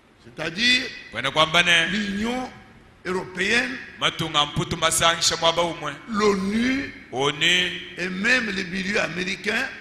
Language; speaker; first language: French; non-native, local second language; Luba-Lulua